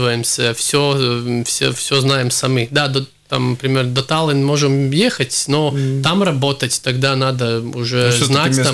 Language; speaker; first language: Russian; non-native, local second language; Latvian